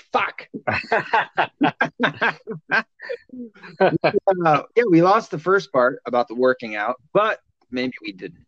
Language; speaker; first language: English; native; English